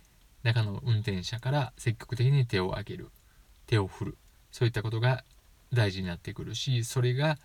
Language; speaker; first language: Japanese; native; Japanese